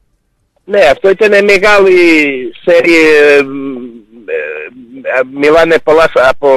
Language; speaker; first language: Greek; non-native, fluent; Portuguese